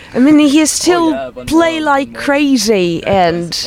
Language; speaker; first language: English; non-native, fluent; Italian